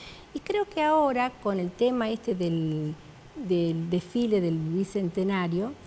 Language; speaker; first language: Spanish; native; Spanish